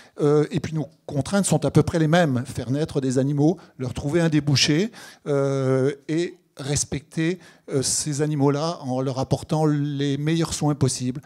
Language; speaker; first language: French; native; French